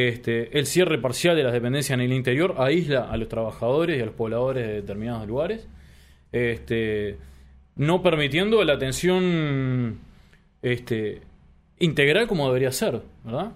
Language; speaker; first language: Spanish; native; Spanish